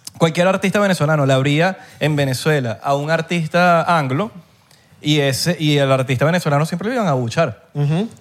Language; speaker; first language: Spanish; native; Spanish